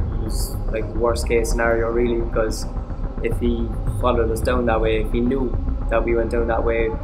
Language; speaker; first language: English; native; English